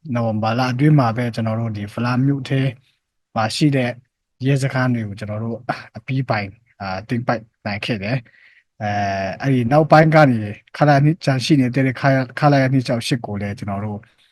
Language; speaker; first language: Burmese; non-native, local second language; Hakha Chin